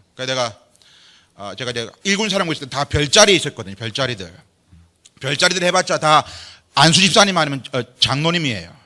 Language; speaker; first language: Korean; native; Korean